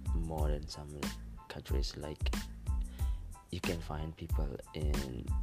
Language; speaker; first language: English; non-native, fluent; Malay